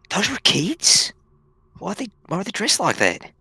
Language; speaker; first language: English; native; English